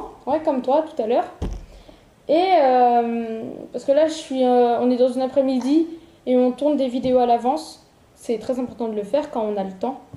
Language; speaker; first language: French; native; French